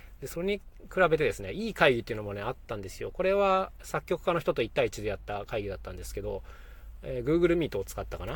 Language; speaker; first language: Japanese; native; Japanese